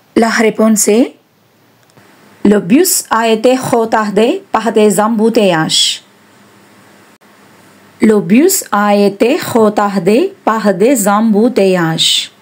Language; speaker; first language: French; non-native, fluent; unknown